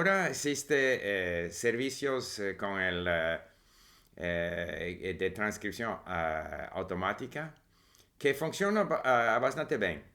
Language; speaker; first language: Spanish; non-native, fluent; English